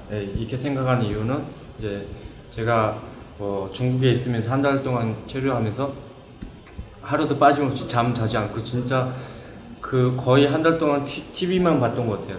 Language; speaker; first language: Korean; native; Korean